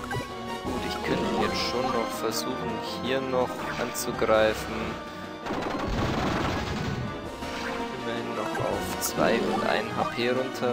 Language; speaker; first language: German; native; German